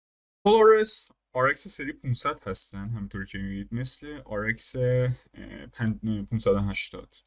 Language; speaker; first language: Persian; native; Persian